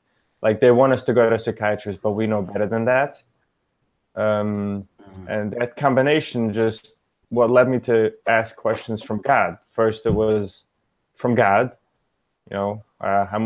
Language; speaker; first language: English; early bilingual, other home language; Yiddish